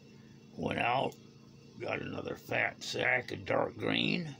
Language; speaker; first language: English; native; English